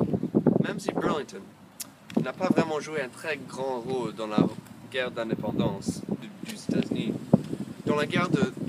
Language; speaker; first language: French; non-native, fluent; English